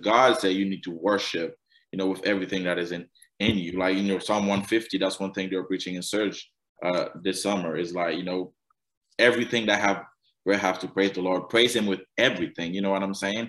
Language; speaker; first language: English; non-native, fluent; Haitian Creole